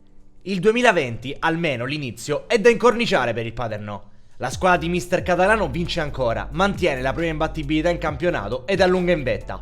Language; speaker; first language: Italian; native; Italian